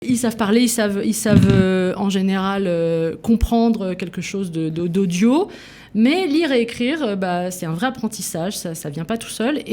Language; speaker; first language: French; native; French